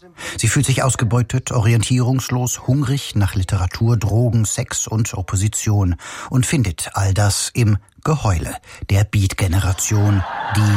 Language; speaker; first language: German; native; German